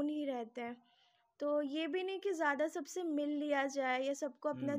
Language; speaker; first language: Hindi; non-native, local second language; Odia